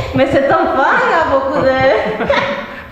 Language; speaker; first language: French; non-native, learner; Spanish